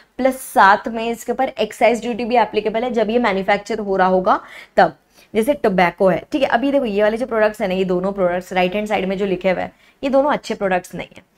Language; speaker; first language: Hindi; native; Hindi